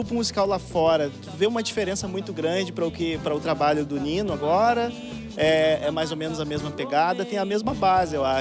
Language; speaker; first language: Portuguese; native; Portuguese